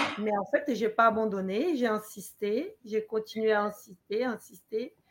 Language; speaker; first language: French; non-native, fluent; Portuguese